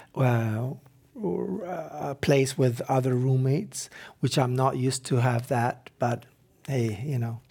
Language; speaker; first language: English; non-native, fluent; Arabic